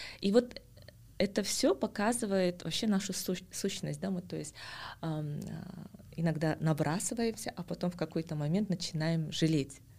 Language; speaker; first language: Russian; non-native, local second language; Kazakh